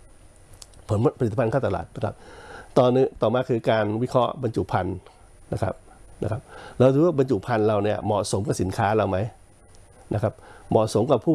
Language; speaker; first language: Thai; native; Thai